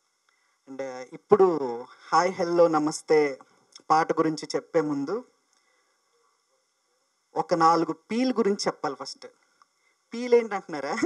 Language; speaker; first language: Telugu; native; Telugu